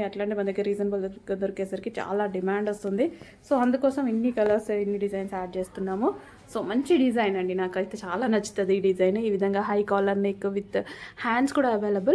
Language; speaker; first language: Telugu; native; Telugu